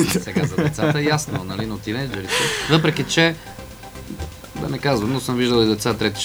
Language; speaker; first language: Bulgarian; native; Bulgarian